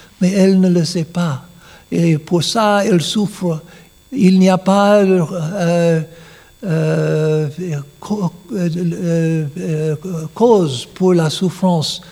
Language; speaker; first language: French; non-native, learner; English